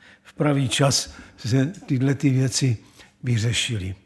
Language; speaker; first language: Czech; native; Czech